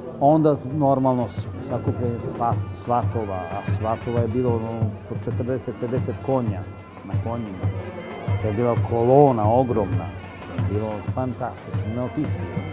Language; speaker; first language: Serbian; non-native, local second language; Gurani